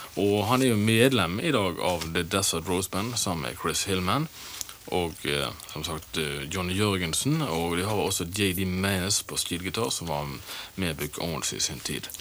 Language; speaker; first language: Norwegian; native; Norwegian